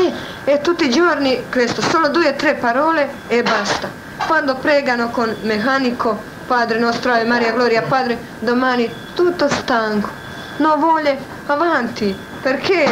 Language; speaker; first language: Italian; non-native, learner; Croatian